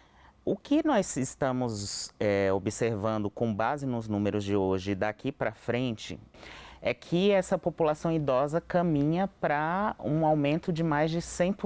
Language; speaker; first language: Portuguese; native; Portuguese